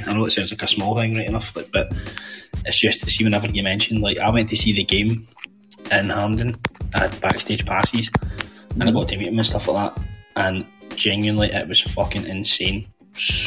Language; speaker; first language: English; native; English